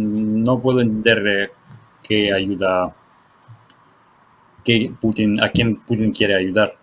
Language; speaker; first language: Spanish; non-native, fluent; Ukrainian